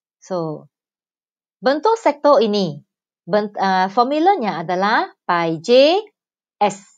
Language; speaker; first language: Malay; non-native, local second language; Chinese